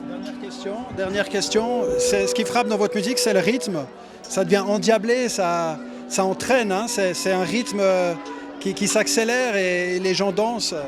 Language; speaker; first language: French; native; French